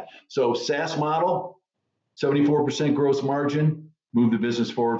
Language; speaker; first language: English; native; English